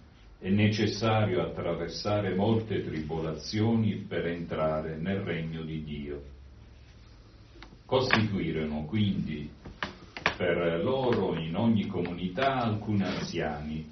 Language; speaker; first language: Italian; native; Italian